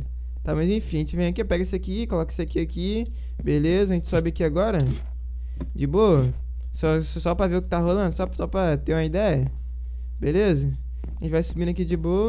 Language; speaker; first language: Portuguese; native; Portuguese